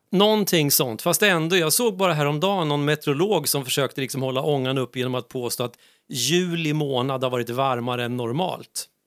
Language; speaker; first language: Swedish; native; Swedish